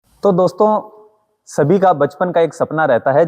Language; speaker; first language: Hindi; native; Hindi